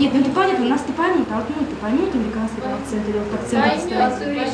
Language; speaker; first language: Russian; native; Russian